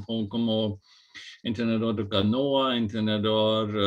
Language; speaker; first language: Spanish; non-native, fluent; German